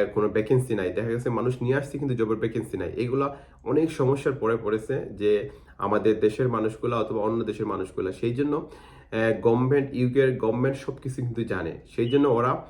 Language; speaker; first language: Bangla; non-native, local second language; Sylheti